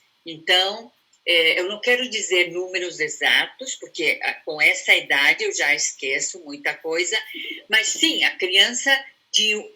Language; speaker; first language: Portuguese; non-native, fluent; Spanish